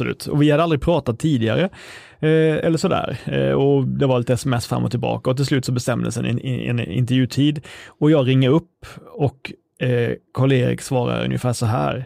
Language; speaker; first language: Swedish; native; Swedish